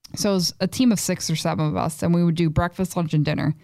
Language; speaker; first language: English; native; English